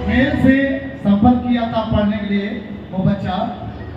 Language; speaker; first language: Hindi; native; Hindi